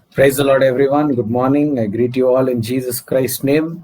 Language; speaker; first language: English; non-native, local second language; Telugu